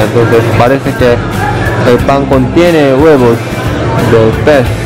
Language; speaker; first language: Spanish; non-native, learner; Korean